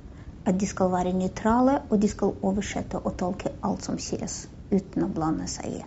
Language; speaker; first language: Norwegian; non-native, fluent; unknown